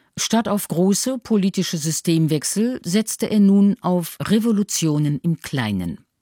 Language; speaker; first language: German; native; German